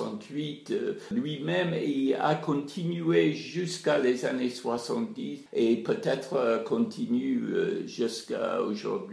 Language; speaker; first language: French; non-native, fluent; English